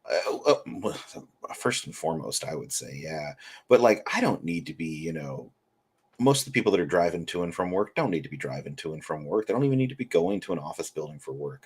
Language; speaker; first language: English; native; English